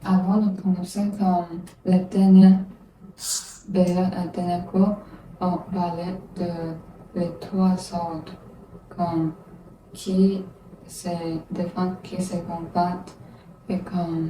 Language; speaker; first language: French; non-native, learner; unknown